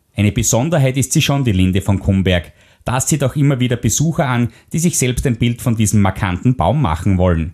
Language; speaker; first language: German; native; German